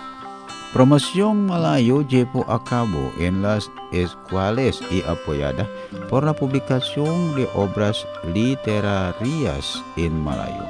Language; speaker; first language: Spanish; non-native, learner; Indonesian